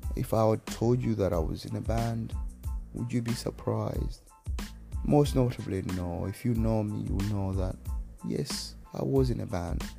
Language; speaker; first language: English; non-native, local second language; Nyanja